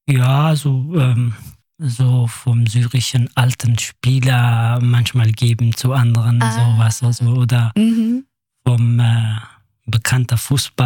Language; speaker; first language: German; non-native, fluent; Kurdish